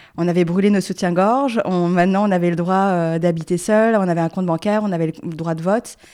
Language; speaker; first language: French; native; French